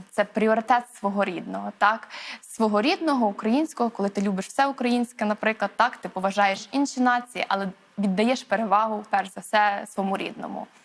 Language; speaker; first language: Ukrainian; native; Ukrainian